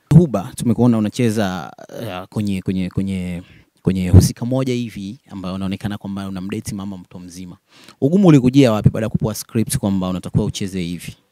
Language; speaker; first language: Swahili; native; Swahili